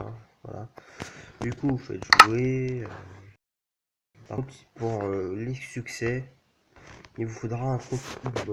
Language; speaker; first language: French; native; French